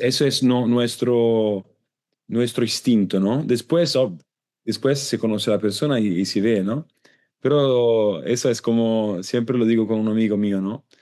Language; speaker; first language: Spanish; non-native, learner; Italian